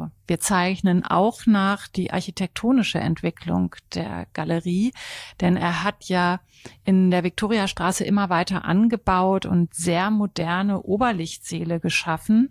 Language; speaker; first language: German; native; German